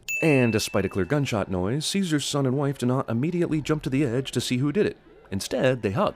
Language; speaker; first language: English; native; English